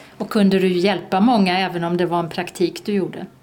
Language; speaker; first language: Swedish; native; Swedish